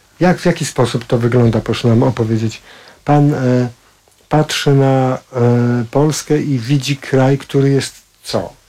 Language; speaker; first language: Polish; native; Polish